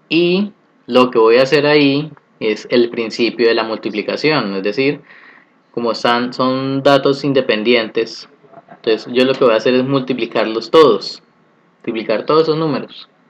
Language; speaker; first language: Spanish; native; Spanish